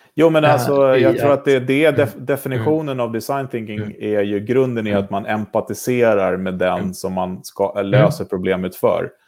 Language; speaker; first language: Swedish; native; Swedish